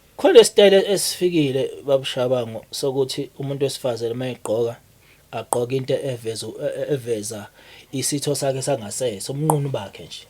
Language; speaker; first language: Zulu; native; Zulu